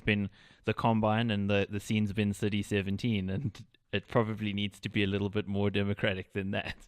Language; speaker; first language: English; native; English